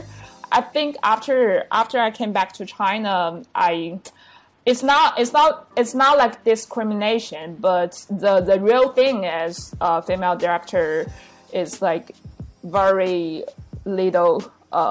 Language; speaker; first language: English; non-native, fluent; Chinese